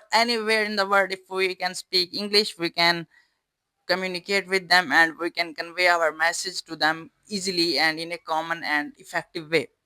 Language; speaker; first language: English; non-native, fluent; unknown